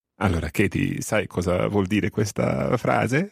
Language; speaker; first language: Italian; non-native, fluent; English